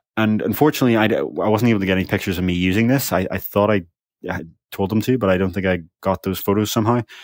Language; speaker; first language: English; native; English